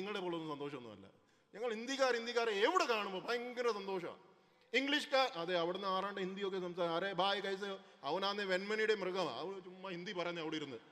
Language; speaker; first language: Malayalam; early bilingual, heritage; Malayalam